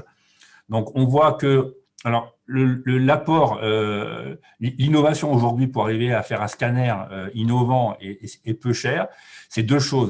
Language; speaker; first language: French; native; French